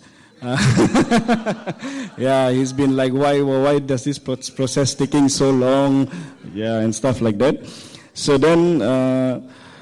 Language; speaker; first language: English; non-native, local second language; Malay